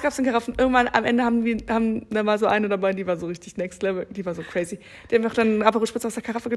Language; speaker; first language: German; native; German